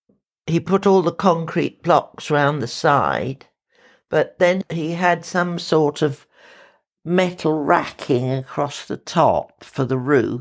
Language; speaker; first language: English; native; English